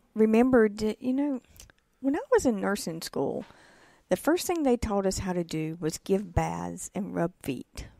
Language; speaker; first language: English; native; English